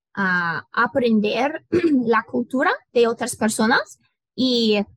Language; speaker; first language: Spanish; non-native, learner; English